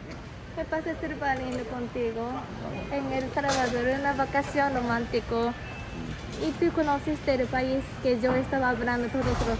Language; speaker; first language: Spanish; non-native, learner; Japanese